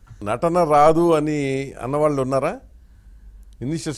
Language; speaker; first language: Telugu; native; Telugu